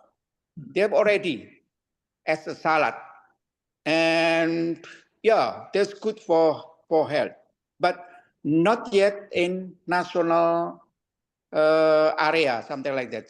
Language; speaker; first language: English; non-native, learner; Indonesian